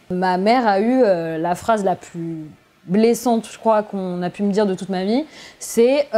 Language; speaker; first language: French; native; French